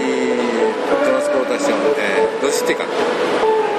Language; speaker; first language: Spanish; non-native, learner; Japanese